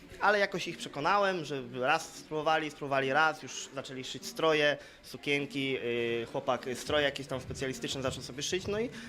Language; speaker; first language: Polish; native; Polish